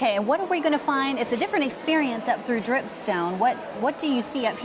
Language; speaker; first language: English; native; English